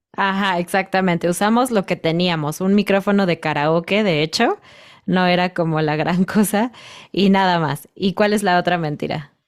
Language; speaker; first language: Spanish; native; Spanish